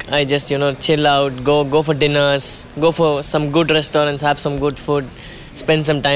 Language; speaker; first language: English; non-native, local second language; Tamil